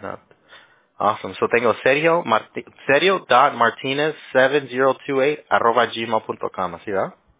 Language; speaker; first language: Spanish; early bilingual, heritage; Spanish